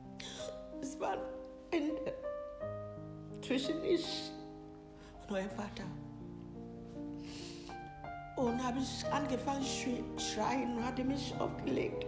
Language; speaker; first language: German; non-native, learner; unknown